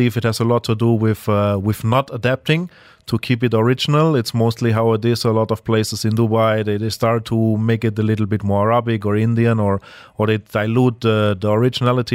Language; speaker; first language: English; non-native, fluent; German